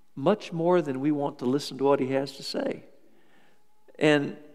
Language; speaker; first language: English; native; English